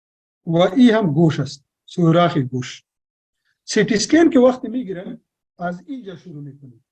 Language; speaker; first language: Persian; non-native, local second language; Pashto